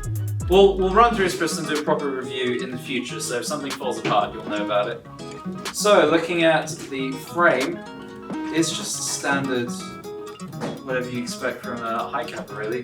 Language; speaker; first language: English; native; English